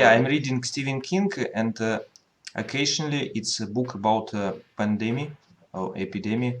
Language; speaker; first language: English; non-native, learner; Russian